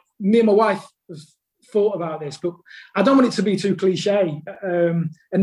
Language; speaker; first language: English; native; English